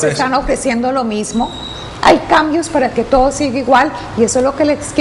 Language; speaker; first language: Spanish; native; Spanish